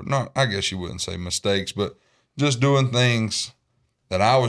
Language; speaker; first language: English; native; English